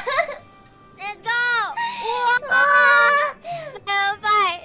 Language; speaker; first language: Japanese; non-native, learner; Indonesian